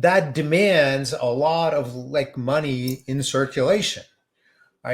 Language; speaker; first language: English; native; English